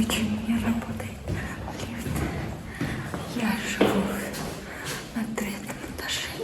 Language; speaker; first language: Russian; non-native, learner; Mongolian